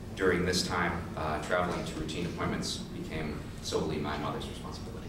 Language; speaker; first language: English; native; English